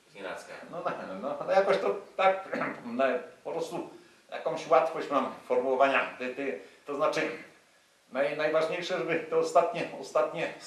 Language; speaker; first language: Polish; native; Polish